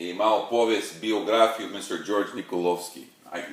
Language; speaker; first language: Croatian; early bilingual, heritage; Croatian